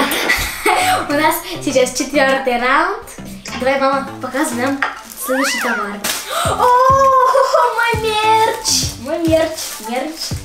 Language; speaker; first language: Russian; native; Russian